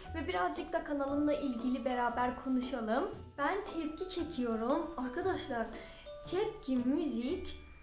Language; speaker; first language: Turkish; non-native, fluent; Persian